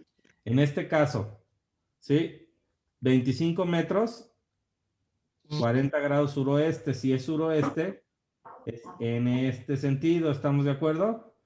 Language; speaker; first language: Spanish; native; Spanish